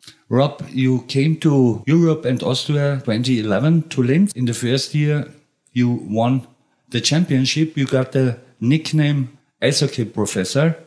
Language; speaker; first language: English; non-native, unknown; German